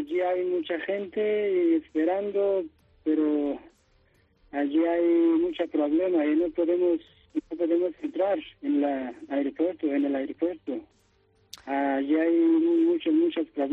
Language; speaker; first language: Spanish; non-native, learner; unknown